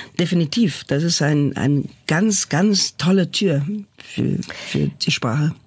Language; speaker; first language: German; non-native, fluent; Portuguese